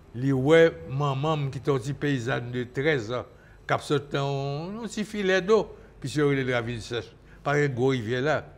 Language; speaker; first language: French; native; French